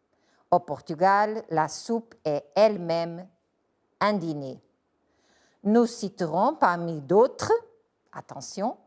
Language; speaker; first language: French; non-native, fluent; Portuguese